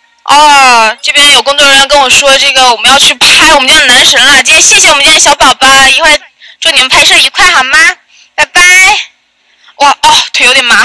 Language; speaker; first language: Chinese; native; Chinese